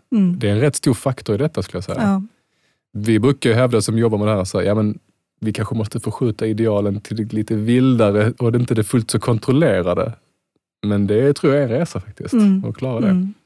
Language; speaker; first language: Swedish; native; Swedish